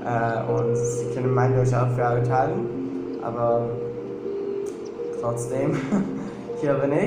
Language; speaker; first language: German; non-native, fluent; Portuguese